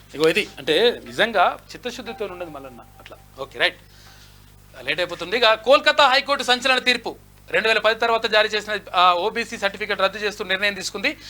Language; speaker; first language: Telugu; native; Telugu